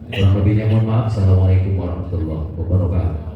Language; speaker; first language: Indonesian; native; Indonesian